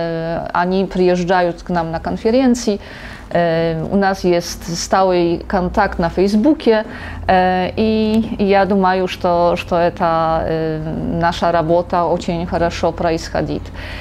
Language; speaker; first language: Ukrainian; non-native, learner; Polish